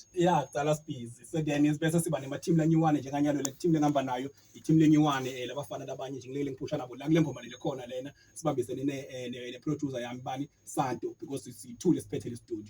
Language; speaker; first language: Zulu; non-native, local second language; Swati